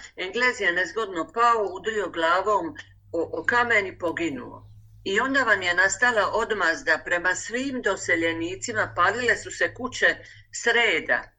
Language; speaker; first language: Croatian; native; Croatian